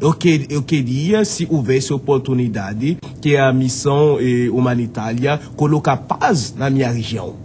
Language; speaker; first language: Portuguese; non-native, fluent; Haitian Creole